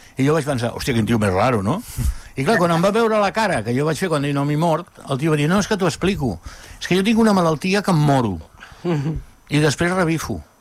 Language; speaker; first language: Catalan; non-native, local second language; Spanish